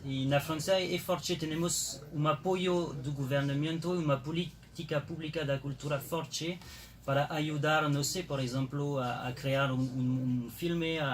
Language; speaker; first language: Portuguese; non-native, learner; French